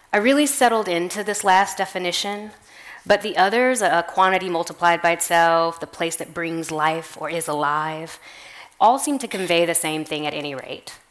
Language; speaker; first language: English; native; English